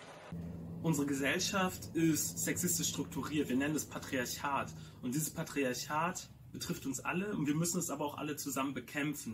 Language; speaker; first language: German; native; German